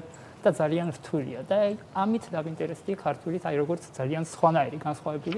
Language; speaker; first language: Georgian; non-native, fluent; Japanese